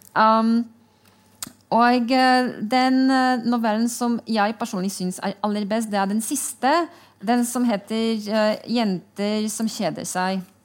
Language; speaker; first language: Norwegian; non-native, fluent; Polish